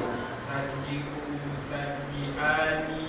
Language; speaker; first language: Arabic; non-native, learner; Indonesian